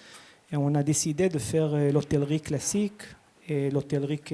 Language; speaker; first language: French; early bilingual, heritage; Hebrew